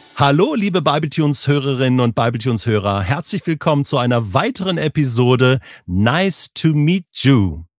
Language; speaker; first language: German; native; German